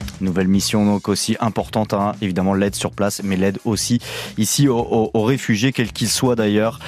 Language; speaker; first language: French; native; French